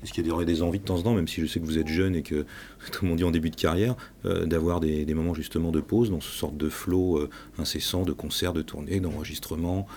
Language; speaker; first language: French; native; French